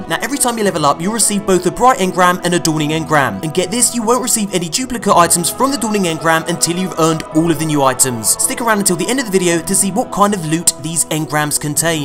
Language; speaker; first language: English; native; English